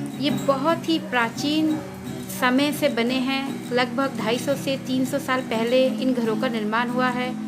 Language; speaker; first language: Hindi; non-native, local second language; Bangla